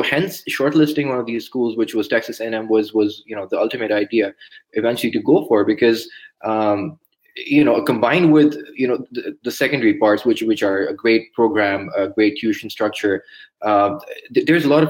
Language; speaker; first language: English; non-native, local second language; Urdu